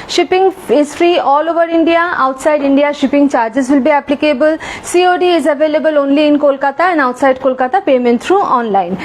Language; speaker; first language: Hindi; non-native, local second language; Bangla